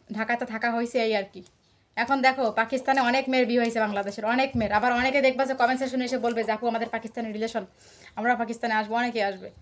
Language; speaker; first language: Bangla; native; Bangla